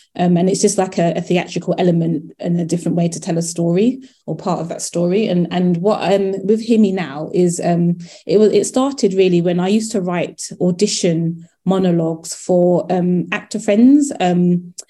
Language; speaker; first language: English; native; English